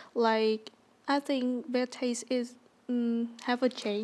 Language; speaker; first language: English; non-native, learner; Vietnamese